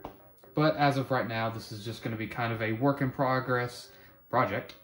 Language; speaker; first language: English; native; English